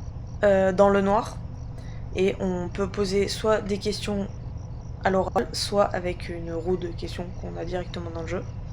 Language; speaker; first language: French; native; French